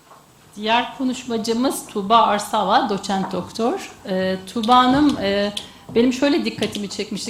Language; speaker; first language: Turkish; native; Turkish